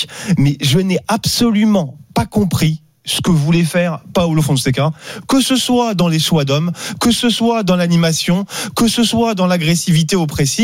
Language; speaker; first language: French; native; French